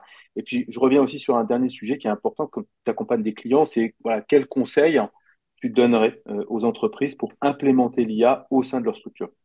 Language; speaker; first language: French; native; French